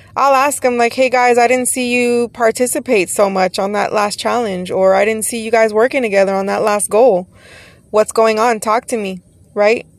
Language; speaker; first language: English; native; English